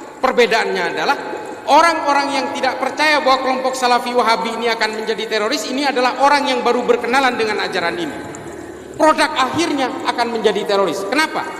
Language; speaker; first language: Indonesian; non-native, local second language; Madurese